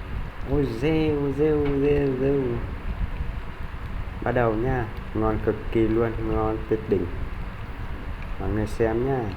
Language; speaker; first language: Vietnamese; non-native, local second language; Hmong